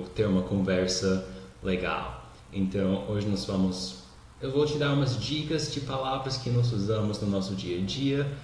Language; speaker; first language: Portuguese; non-native, fluent; English